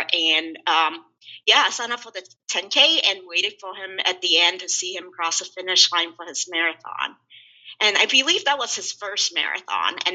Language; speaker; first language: English; non-native, local second language; Cantonese